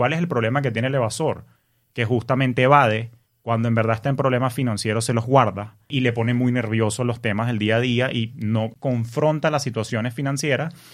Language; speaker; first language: Spanish; native; Spanish